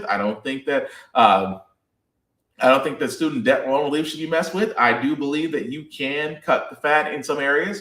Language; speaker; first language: English; native; English